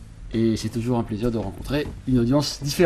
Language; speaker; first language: French; native; French